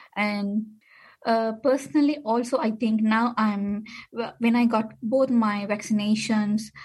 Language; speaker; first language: English; non-native, local second language; Tamil